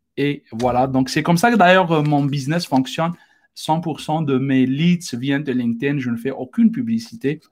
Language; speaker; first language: French; non-native, local second language; Arabic